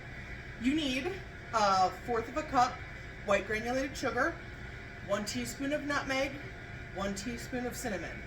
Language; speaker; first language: English; native; English